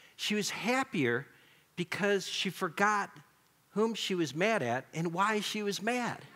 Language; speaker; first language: English; native; English